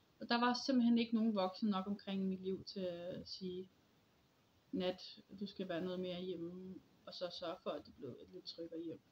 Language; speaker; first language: Danish; early bilingual, other home language; Polish